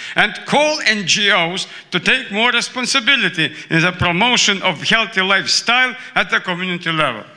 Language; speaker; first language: English; non-native, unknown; Lithuanian